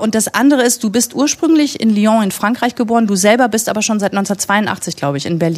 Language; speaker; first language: German; native; German